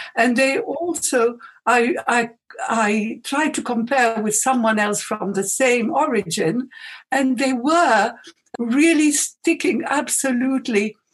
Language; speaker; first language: English; non-native, fluent; Arabic